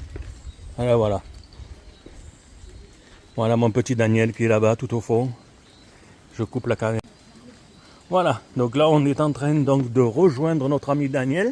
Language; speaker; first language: French; native; French